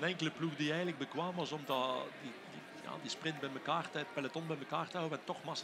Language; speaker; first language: Dutch; native; Dutch